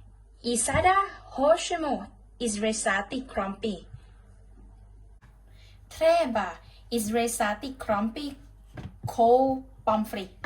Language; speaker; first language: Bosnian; non-native, learner; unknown